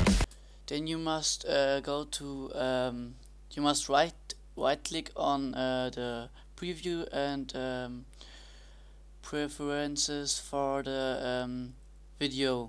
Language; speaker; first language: English; non-native, learner; German